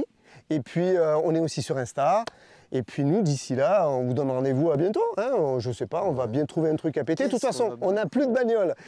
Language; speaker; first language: French; native; French